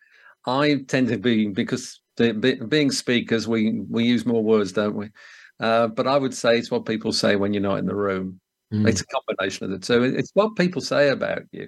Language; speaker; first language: English; native; English